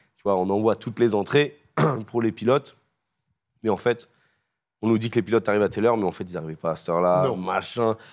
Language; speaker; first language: French; native; French